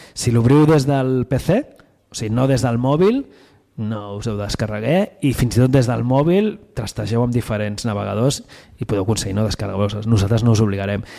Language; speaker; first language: Catalan; native; Catalan